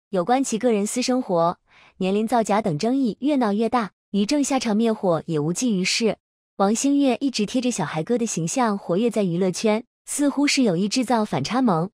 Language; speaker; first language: Chinese; native; Chinese